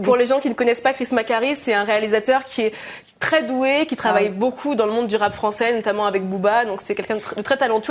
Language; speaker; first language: French; native; French